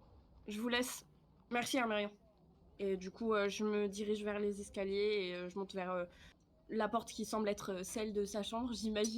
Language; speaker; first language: French; native; French